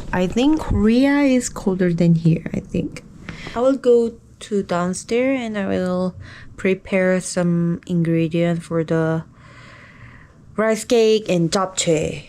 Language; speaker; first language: English; non-native, learner; Korean